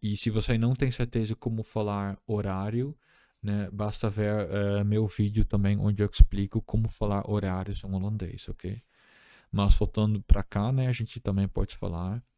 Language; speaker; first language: Portuguese; non-native, fluent; Dutch